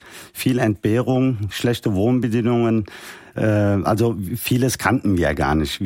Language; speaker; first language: German; early bilingual, heritage; Turkish